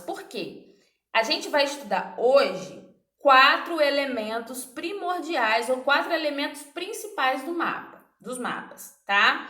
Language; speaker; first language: Portuguese; native; Portuguese